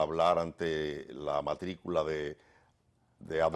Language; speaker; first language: Spanish; native; Spanish